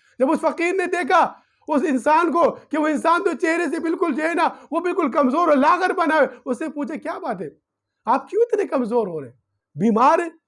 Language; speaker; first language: Urdu; non-native, local second language; Pashto